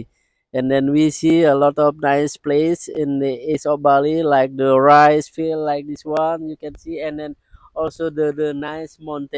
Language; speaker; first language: English; non-native, learner; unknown